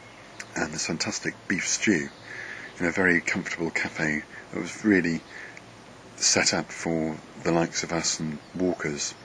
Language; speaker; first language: English; native; English